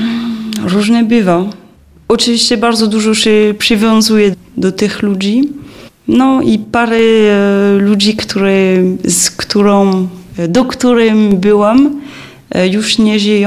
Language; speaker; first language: Polish; non-native, fluent; French